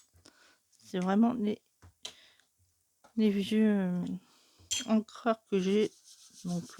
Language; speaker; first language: French; native; French